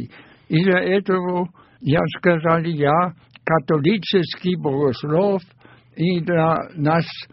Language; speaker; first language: Russian; non-native, fluent; German